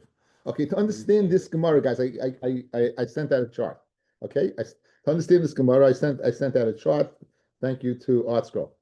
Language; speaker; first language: English; native; English